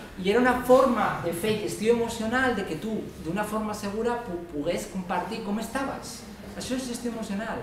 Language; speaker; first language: Catalan; non-native, local second language; Spanish